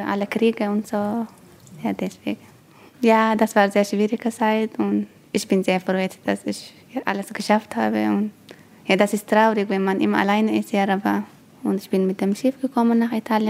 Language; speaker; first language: German; non-native, learner; Tigrinya